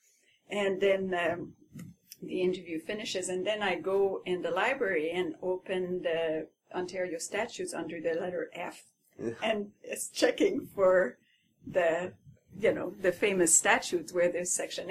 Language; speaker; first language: English; non-native, fluent; French